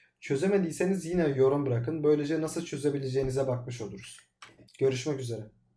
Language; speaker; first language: Turkish; native; Turkish